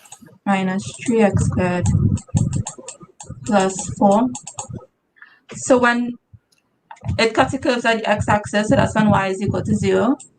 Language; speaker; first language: English; native; English